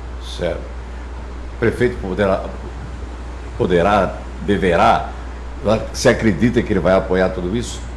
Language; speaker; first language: Portuguese; native; Portuguese